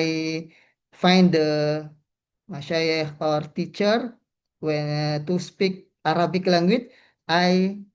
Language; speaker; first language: English; non-native, learner; Indonesian